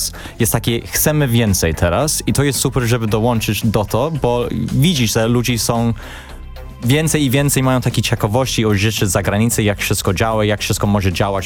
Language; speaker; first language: Polish; non-native, learner; English